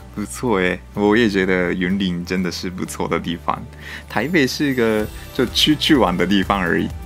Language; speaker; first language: Chinese; non-native, fluent; Japanese